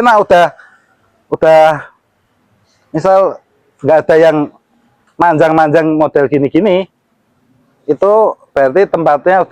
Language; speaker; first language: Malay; non-native, local second language; Javanese